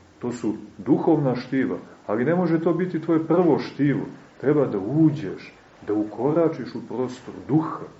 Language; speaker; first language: Serbian; native; Serbian